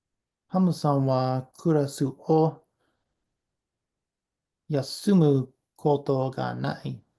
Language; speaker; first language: Japanese; non-native, learner; English